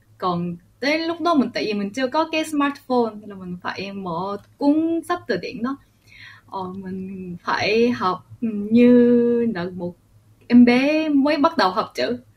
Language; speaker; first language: Vietnamese; early bilingual, other home language; Korean